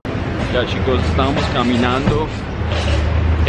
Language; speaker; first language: Spanish; non-native, fluent; English